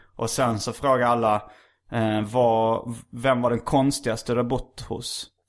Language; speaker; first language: Swedish; native; Swedish